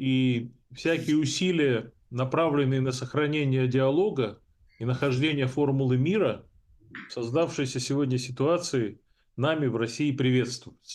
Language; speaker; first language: Russian; native; Russian